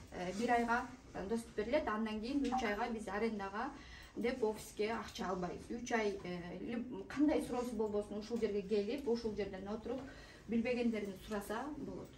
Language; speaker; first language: Kyrgyz; native; Kyrgyz